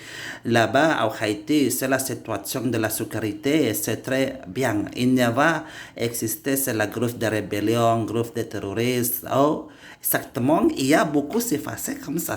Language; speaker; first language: French; non-native, learner; Indonesian